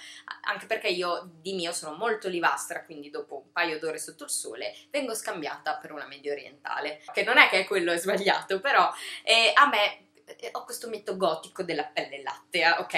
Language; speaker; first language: Italian; native; Italian